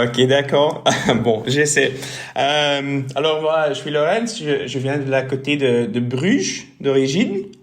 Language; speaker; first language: French; non-native, local second language; Dutch